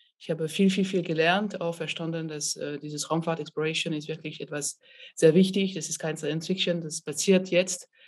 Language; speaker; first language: German; non-native, fluent; French